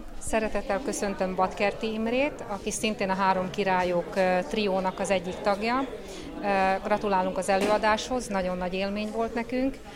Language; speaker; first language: Hungarian; native; Hungarian